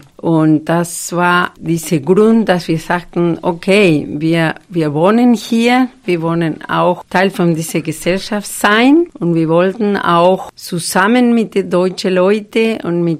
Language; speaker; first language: German; non-native, fluent; Spanish